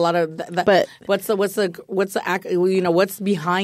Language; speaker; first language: English; native; English